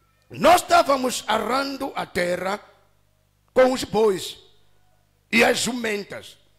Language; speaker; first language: Portuguese; non-native, local second language; Tsonga